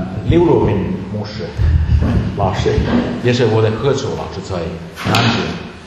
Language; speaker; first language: Chinese; non-native, learner; Finnish